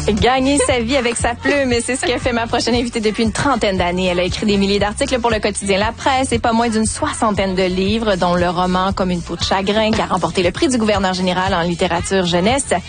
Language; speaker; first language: French; native; French